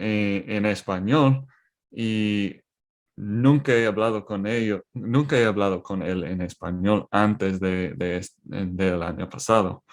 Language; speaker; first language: Spanish; non-native, learner; English